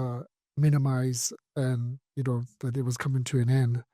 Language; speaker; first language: English; native; English